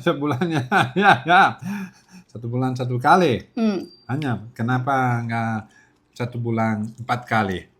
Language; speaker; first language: Indonesian; non-native, learner; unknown